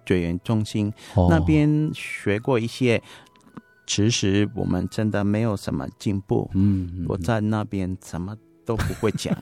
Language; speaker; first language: Chinese; non-native, fluent; Spanish